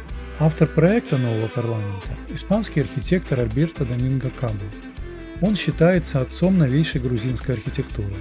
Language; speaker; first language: Russian; native; Russian